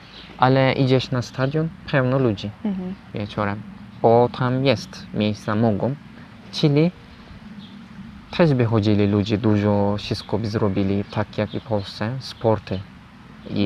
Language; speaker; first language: Polish; non-native, learner; Turkish